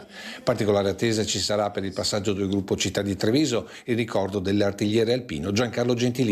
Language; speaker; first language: Italian; native; Italian